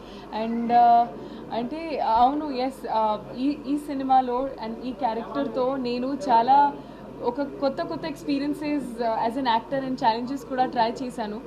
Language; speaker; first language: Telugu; non-native, learner; Hindi